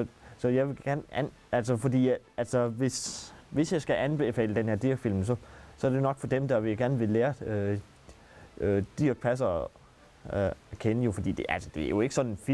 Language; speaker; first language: Danish; native; Danish